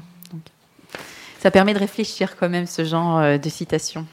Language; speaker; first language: French; native; French